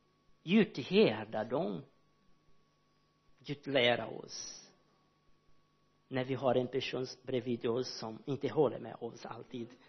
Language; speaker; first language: Swedish; non-native, learner; Portuguese